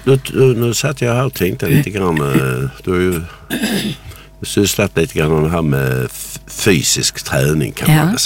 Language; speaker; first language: Swedish; native; Swedish